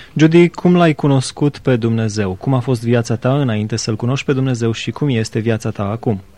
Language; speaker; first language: Romanian; native; Romanian